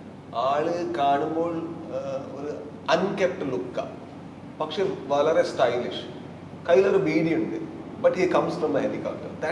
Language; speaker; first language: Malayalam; non-native, learner; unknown